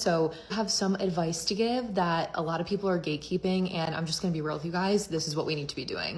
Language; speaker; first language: English; native; English